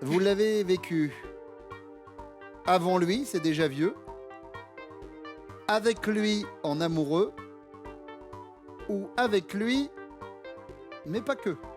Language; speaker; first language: French; native; French